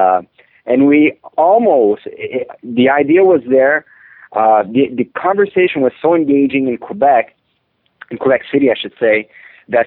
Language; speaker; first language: English; non-native, fluent; French